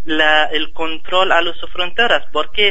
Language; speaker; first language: Spanish; non-native, fluent; Arabic